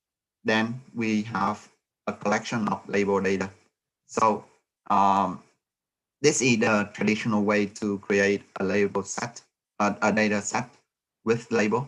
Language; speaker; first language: English; non-native, fluent; Vietnamese